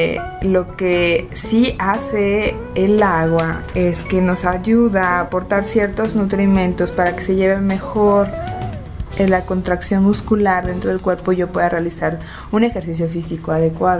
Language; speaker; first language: Spanish; native; Spanish